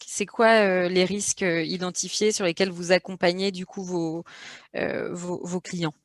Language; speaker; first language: French; native; French